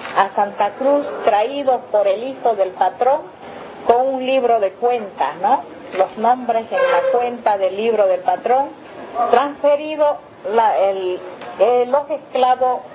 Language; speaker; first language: Spanish; non-native, local second language; Guarani